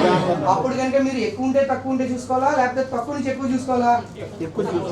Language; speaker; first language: Telugu; native; Telugu